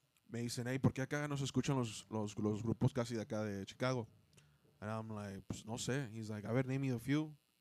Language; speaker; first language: Spanish; early bilingual, heritage; Spanish